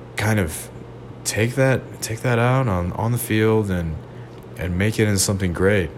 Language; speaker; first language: English; native; English